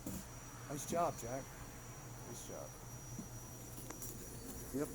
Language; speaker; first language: English; native; English